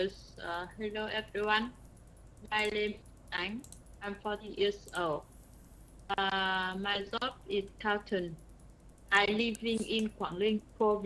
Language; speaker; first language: English; non-native, learner; Vietnamese